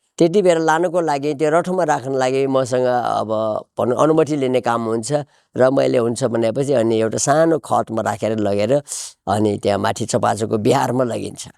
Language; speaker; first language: Nepali; non-native, local second language; Newari